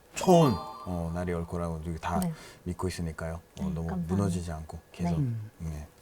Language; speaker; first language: Korean; non-native, fluent; Spanish